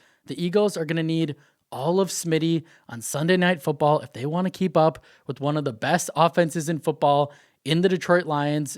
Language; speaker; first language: English; native; English